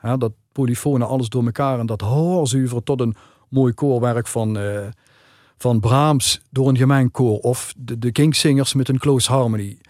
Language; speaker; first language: Dutch; native; Dutch